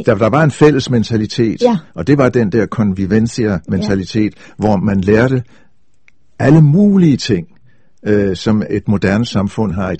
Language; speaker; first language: Danish; native; Danish